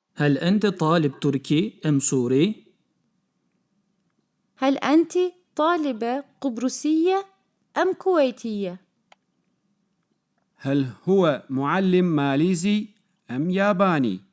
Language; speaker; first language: Arabic; non-native, fluent; Turkish